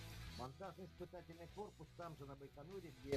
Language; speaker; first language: Russian; native; Russian